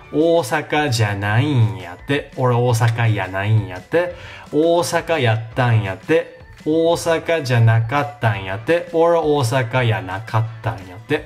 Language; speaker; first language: Japanese; native; Japanese